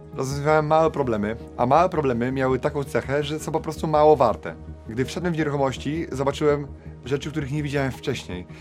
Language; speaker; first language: Polish; native; Polish